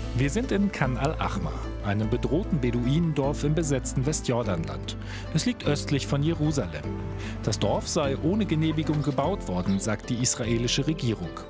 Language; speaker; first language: German; native; German